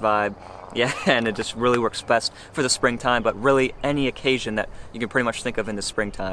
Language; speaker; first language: English; native; English